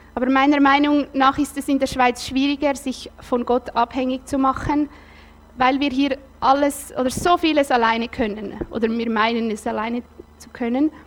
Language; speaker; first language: German; native; German